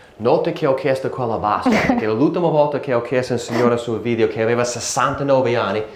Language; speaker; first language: Italian; non-native, learner; English